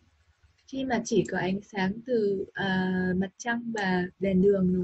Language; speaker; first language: Vietnamese; native; Vietnamese